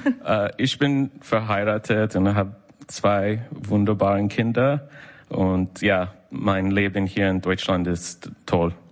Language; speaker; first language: German; non-native, fluent; English